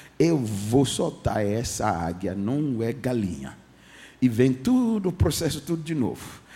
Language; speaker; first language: Portuguese; non-native, fluent; English